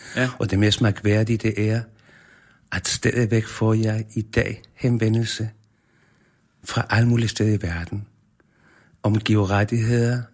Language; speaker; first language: Danish; non-native, fluent; Spanish